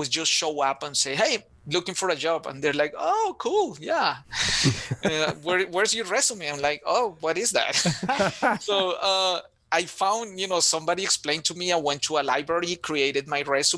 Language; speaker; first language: English; non-native, fluent; Spanish